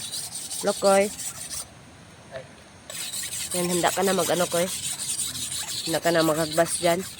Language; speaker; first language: Filipino; non-native, local second language; Cebuano